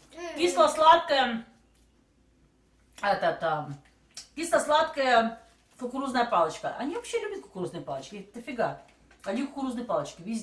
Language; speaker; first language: Russian; native; Russian